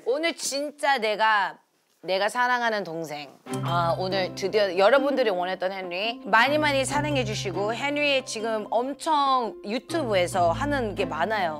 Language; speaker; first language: Korean; early bilingual, heritage; Korean